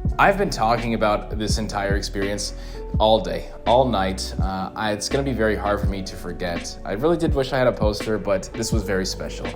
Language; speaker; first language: English; native; English